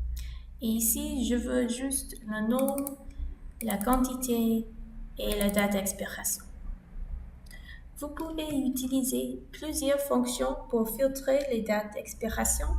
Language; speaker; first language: French; non-native, learner; English